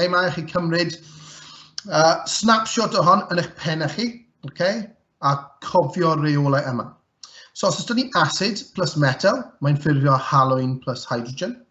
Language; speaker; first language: Welsh; native; Welsh